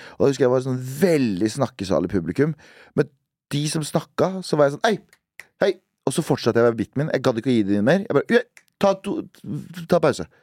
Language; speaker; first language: Norwegian; early bilingual, other home language; Central Kurdish